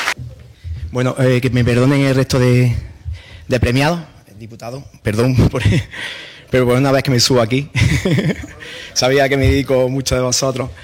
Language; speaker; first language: Spanish; native; Spanish